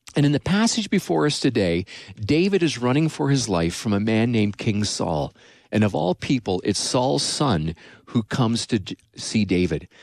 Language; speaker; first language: English; native; English